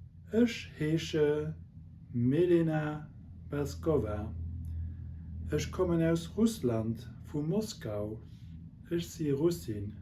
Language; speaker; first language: German; non-native, local second language; Luxembourgish